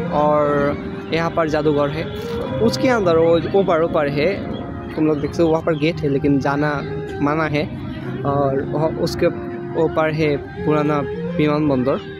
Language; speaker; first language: Hindi; non-native, learner; Bangla